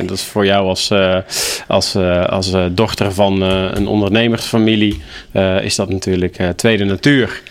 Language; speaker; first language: Dutch; native; Dutch